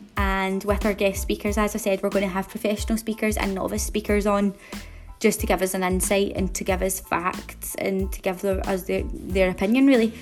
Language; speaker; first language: English; native; English